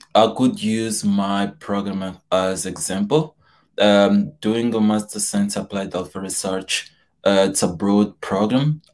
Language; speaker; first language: English; non-native, fluent; Portuguese